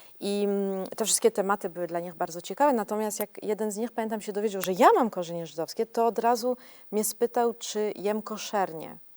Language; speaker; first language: Polish; early bilingual, heritage; Polish